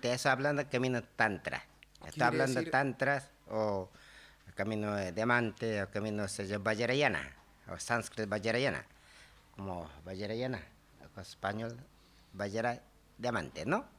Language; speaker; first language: Spanish; non-native, learner; Tibetan